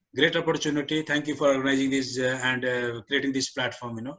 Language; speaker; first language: English; non-native, local second language; Nepali